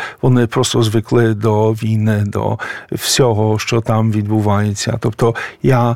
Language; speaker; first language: Ukrainian; non-native, fluent; Polish